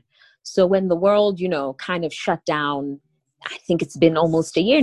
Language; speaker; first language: English; non-native, local second language; Tswana